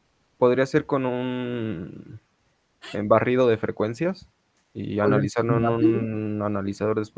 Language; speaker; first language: Spanish; native; Spanish